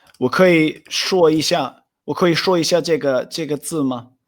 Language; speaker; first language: Chinese; non-native, fluent; Swedish